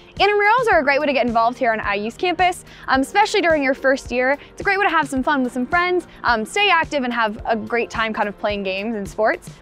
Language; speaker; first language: English; native; English